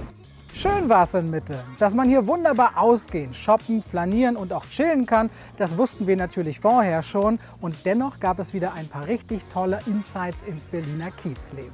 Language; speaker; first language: German; native; German